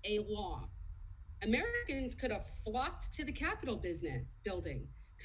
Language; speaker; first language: English; native; English